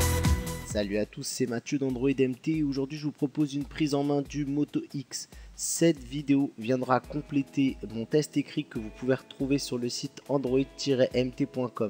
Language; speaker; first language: French; native; French